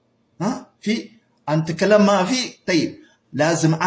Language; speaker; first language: Arabic; non-native, learner; Ganda